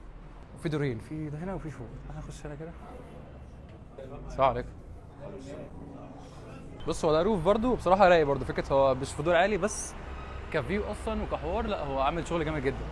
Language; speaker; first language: Arabic; native; Arabic